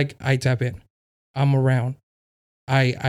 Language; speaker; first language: English; non-native, fluent; Spanish